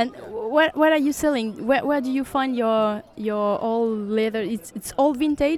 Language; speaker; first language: English; non-native, learner; French